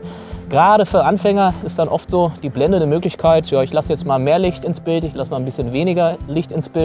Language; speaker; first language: German; native; German